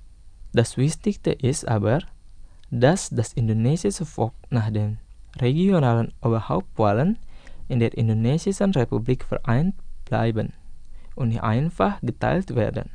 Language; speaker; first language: German; non-native, fluent; Indonesian